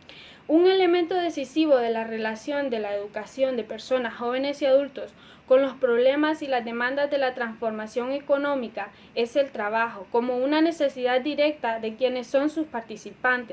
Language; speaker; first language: Spanish; native; Spanish